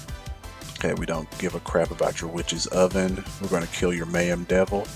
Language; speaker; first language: English; native; English